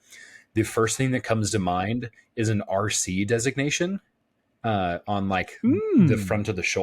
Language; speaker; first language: English; native; English